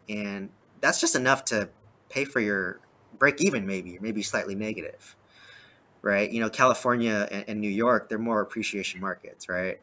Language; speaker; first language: English; native; English